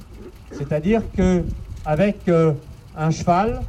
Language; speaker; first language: French; native; French